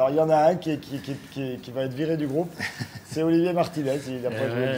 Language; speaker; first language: French; native; French